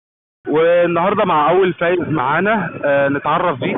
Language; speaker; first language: Arabic; native; Arabic